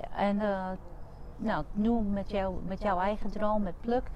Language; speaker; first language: Dutch; non-native, fluent; English